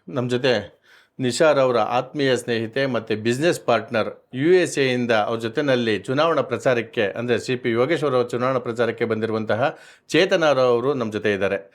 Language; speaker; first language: Kannada; native; Kannada